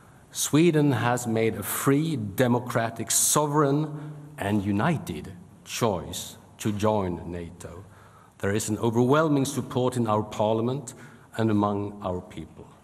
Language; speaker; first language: English; non-native, fluent; Swedish